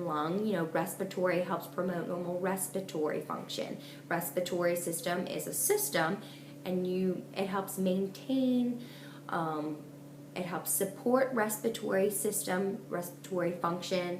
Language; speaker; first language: English; native; English